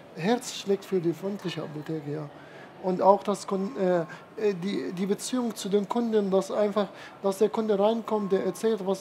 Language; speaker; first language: German; non-native, fluent; Arabic